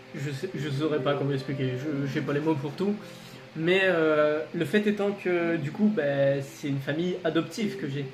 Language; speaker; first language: French; native; French